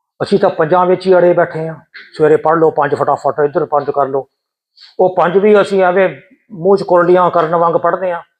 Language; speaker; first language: Punjabi; early bilingual, heritage; Punjabi